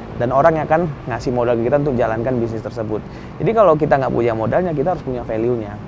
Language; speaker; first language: Indonesian; early bilingual, other home language; Spanish